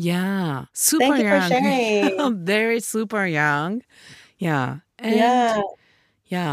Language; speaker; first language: English; non-native, learner; Japanese